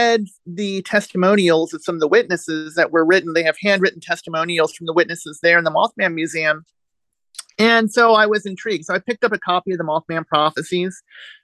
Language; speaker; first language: English; native; English